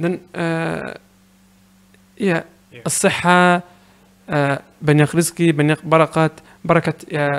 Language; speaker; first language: Indonesian; non-native, learner; Arabic